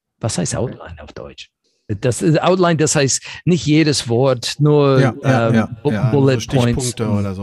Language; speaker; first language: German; non-native, fluent; English